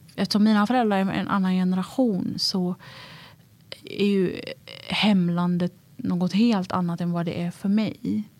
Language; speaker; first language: Swedish; early bilingual, other home language; Tigrinya